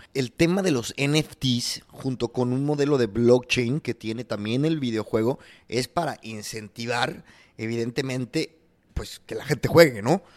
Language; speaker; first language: Spanish; native; Spanish